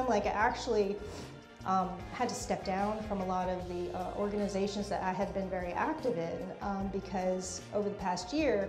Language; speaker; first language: English; native; English